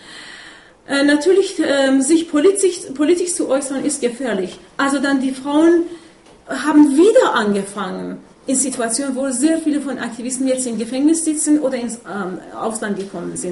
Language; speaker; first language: German; non-native, fluent; Persian